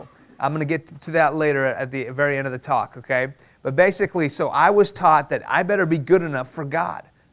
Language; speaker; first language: English; early bilingual, other home language; Persian